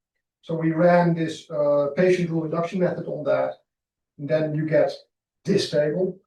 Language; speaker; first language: English; non-native, fluent; Dutch